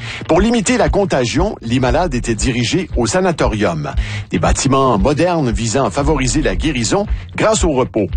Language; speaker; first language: French; native; French